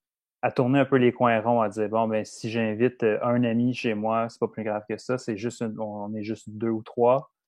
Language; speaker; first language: French; native; French